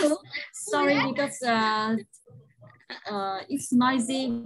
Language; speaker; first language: English; non-native, learner; Vietnamese